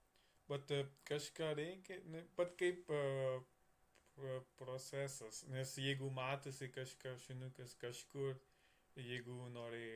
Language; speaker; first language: Lithuanian; non-native, learner; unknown